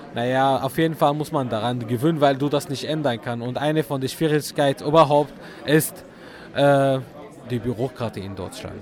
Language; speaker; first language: German; non-native, fluent; Arabic